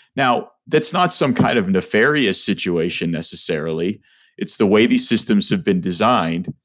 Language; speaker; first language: English; native; English